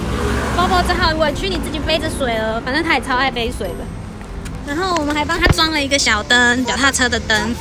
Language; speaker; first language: Chinese; native; Chinese